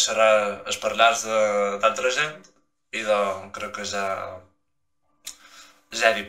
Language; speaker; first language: Catalan; non-native, local second language; Spanish